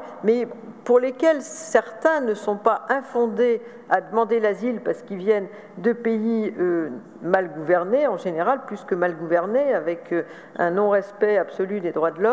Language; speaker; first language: French; native; French